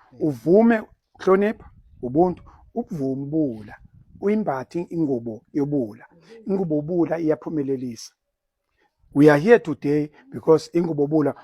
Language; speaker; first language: Zulu; native; Zulu